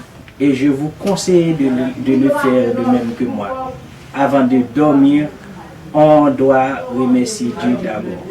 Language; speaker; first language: French; non-native, local second language; Haitian Creole